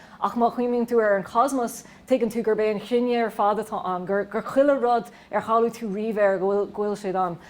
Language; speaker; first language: Irish; native; Irish